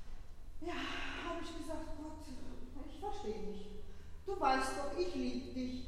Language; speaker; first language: German; non-native, fluent; Russian